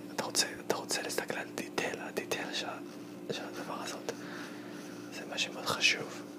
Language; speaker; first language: Hebrew; non-native, fluent; English